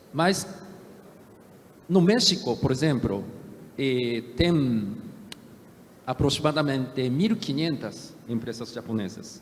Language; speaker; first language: Portuguese; non-native, fluent; Japanese